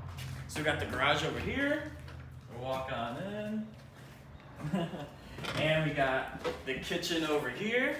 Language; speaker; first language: English; native; English